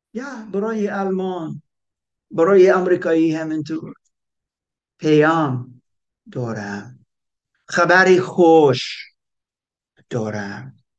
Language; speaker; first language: Persian; non-native, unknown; English